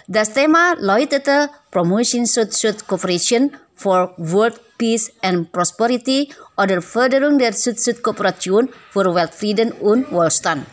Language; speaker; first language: German; non-native, fluent; Indonesian